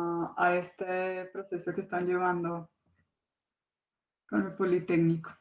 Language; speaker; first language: Spanish; native; Spanish